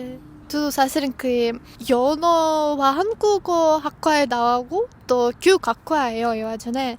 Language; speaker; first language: Korean; non-native, fluent; Russian